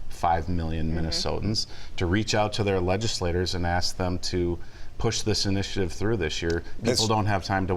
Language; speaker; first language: English; native; English